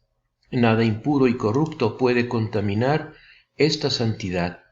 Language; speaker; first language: Spanish; native; Spanish